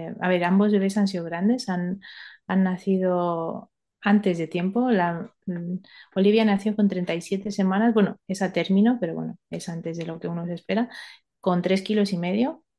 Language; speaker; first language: Spanish; early bilingual, other home language; Romanian